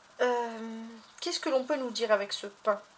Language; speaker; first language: French; native; French